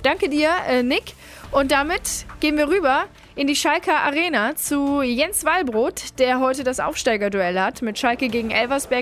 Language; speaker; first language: German; native; German